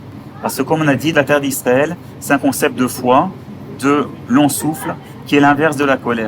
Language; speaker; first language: French; native; French